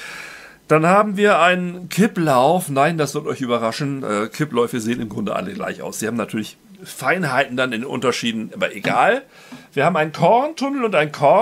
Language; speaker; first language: German; native; German